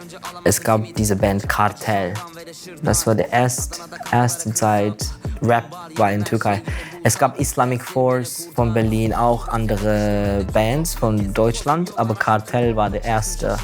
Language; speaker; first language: German; non-native, learner; Turkish